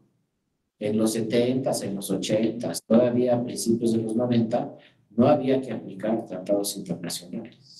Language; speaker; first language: Spanish; native; Spanish